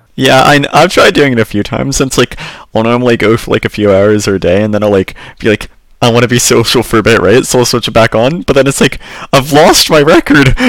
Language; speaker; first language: English; native; English